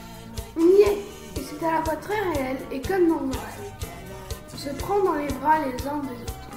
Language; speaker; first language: French; native; French